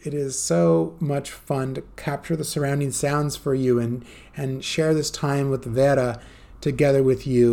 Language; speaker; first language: English; native; English